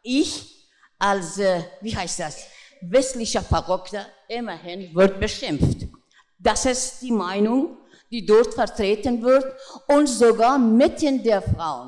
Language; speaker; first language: German; non-native, fluent; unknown